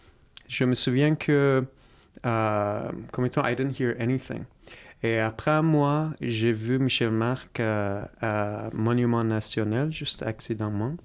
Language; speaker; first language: French; non-native, fluent; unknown